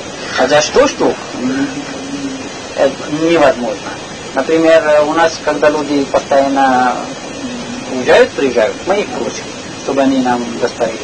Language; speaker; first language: Russian; non-native, learner; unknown